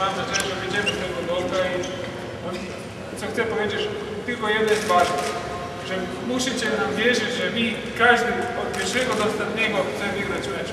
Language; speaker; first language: Polish; non-native, fluent; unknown